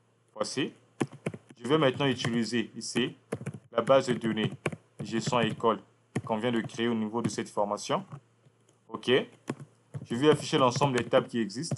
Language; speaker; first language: French; non-native, local second language; Lingala